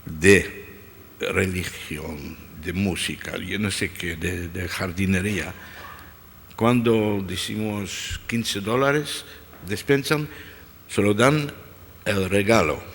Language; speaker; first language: Spanish; non-native, fluent; Dutch